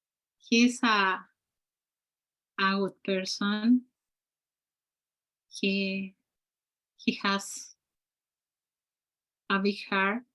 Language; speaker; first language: English; non-native, learner; Spanish